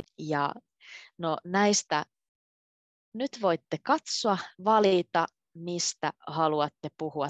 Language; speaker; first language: Finnish; native; Finnish